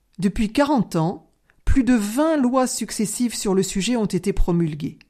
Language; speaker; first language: French; native; French